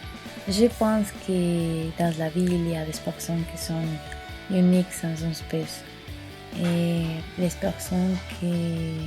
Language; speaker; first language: French; non-native, learner; Spanish